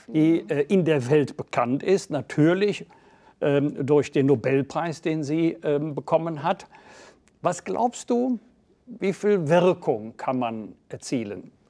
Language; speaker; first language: German; native; German